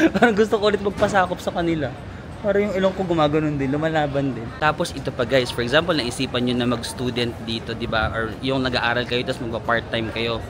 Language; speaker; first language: Filipino; non-native, local second language; Waray